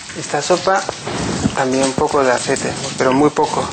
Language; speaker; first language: Spanish; non-native, learner; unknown